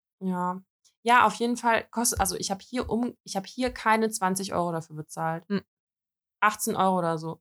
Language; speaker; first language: German; early bilingual, other home language; Russian